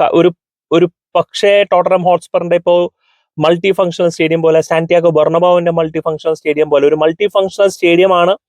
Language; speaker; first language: Malayalam; native; Malayalam